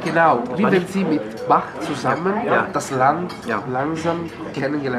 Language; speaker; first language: German; non-native, fluent; Italian